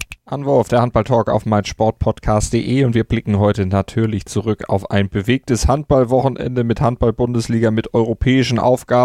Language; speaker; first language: German; native; German